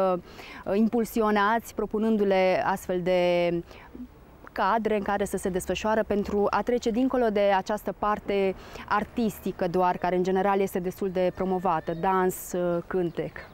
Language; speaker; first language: Romanian; native; Romanian